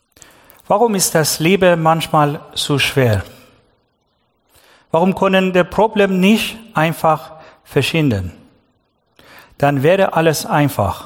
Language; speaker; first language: German; non-native, learner; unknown